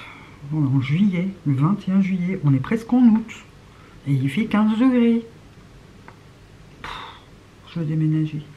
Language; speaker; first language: French; native; French